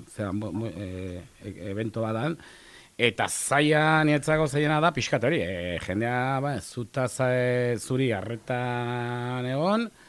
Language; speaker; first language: Basque; non-native, local second language; Spanish